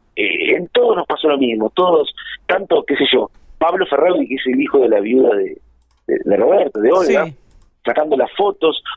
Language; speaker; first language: Spanish; native; Spanish